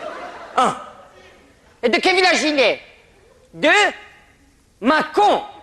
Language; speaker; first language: French; native; French